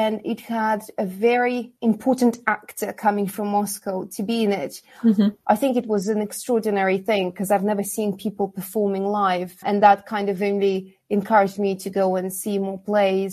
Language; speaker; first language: English; non-native, fluent; Kazakh